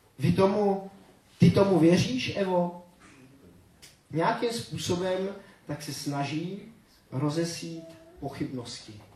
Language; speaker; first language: Czech; native; Czech